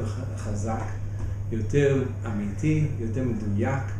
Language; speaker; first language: Hebrew; non-native, fluent; English